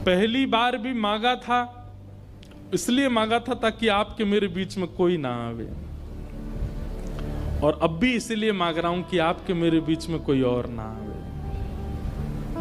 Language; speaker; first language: Hindi; native; Hindi